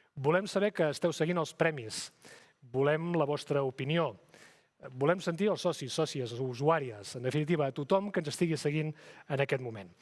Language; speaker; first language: Catalan; native; Catalan